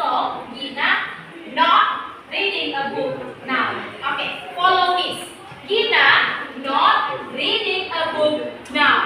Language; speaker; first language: English; non-native, learner; Indonesian